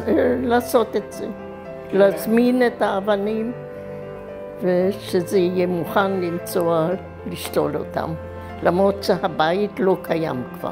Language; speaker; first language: Hebrew; non-native, fluent; German